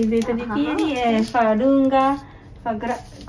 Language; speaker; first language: Italian; non-native, learner; Japanese